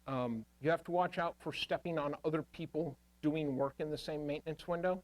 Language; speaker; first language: English; native; English